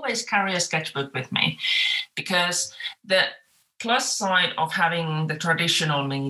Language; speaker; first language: English; non-native, fluent; Finnish